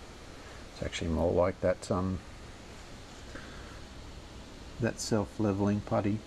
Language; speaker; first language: English; native; English